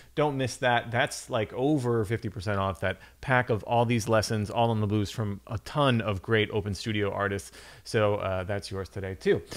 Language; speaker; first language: English; native; English